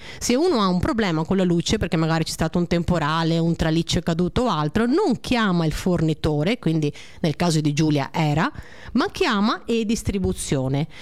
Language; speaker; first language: Italian; native; Italian